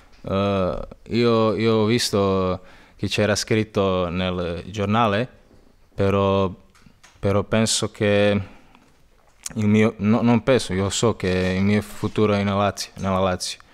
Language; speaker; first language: Italian; non-native, learner; Croatian